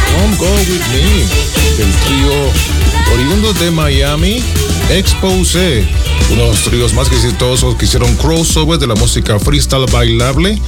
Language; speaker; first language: Spanish; native; Spanish